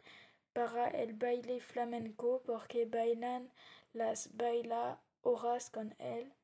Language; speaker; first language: Spanish; non-native, learner; French